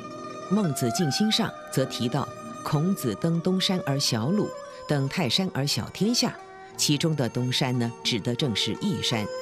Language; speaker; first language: Chinese; native; Chinese